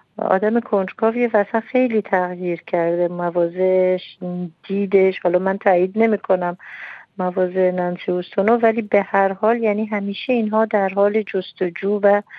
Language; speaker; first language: Persian; non-native, local second language; Armenian